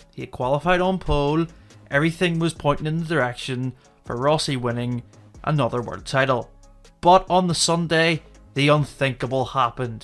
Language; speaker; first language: English; native; English